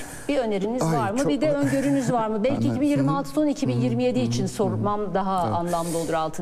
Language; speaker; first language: Turkish; native; Turkish